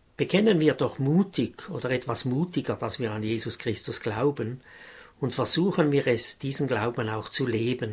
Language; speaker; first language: German; native; German